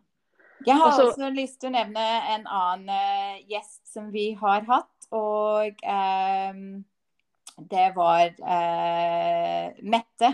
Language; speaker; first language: Norwegian; non-native, fluent; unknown